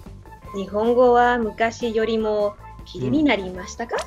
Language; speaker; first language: Japanese; non-native, learner; Spanish